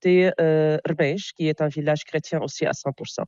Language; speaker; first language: French; non-native, local second language; Arabic